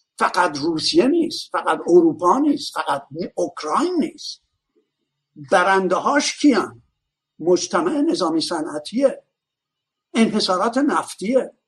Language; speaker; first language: Persian; native; Persian